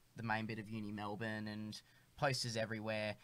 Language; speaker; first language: English; native; English